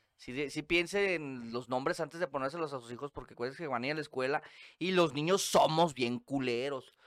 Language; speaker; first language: Spanish; native; Spanish